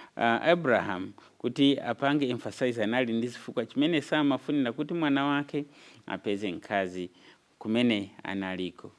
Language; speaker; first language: Nyanja; non-native, fluent; Nyankole